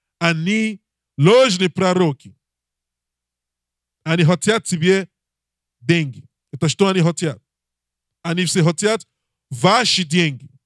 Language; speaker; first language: Russian; non-native, learner; English